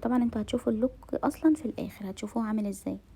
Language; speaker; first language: Arabic; native; Arabic